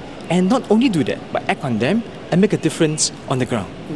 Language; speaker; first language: English; non-native, local second language; Chinese